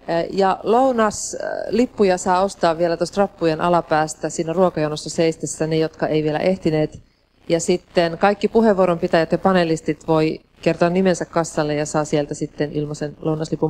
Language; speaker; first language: Finnish; native; Finnish